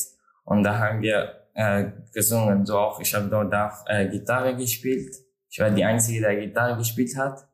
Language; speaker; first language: German; non-native, learner; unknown